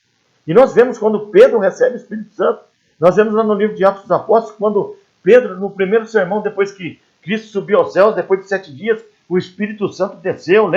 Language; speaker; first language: Portuguese; native; Portuguese